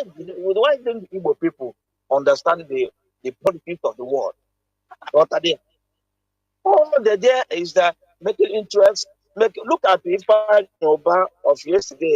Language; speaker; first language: English; non-native, local second language; Igbo